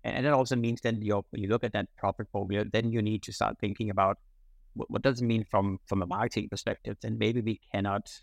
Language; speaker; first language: English; non-native, fluent; Danish